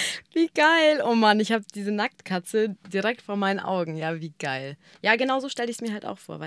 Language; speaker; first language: German; native; German